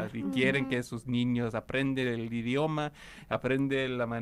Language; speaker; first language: Spanish; non-native, fluent; English